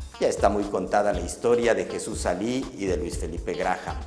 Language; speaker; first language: Spanish; native; Spanish